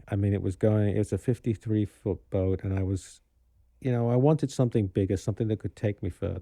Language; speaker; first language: English; native; English